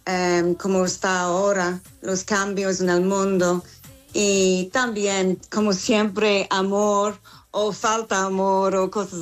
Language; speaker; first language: Spanish; non-native, fluent; English